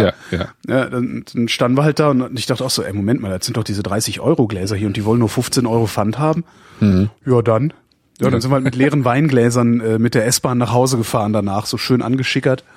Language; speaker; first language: German; native; German